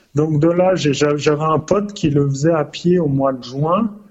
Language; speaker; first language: French; native; French